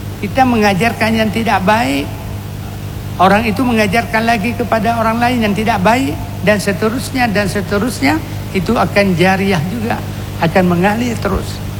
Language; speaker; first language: Indonesian; non-native, local second language; Achinese